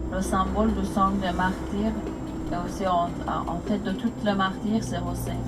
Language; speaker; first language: French; non-native, fluent; Persian